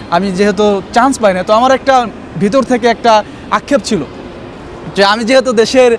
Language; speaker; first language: Bangla; native; Bangla